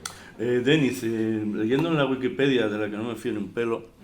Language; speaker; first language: Spanish; native; Spanish